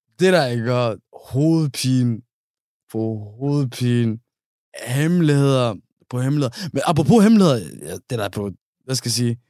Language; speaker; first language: Danish; early bilingual, other home language; Somali